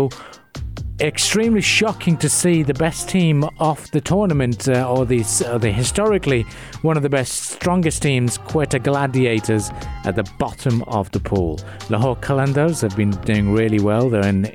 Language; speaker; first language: English; non-native, local second language; Urdu